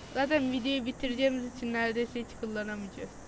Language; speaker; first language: Turkish; native; Turkish